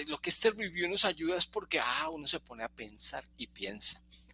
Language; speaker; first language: Spanish; native; Spanish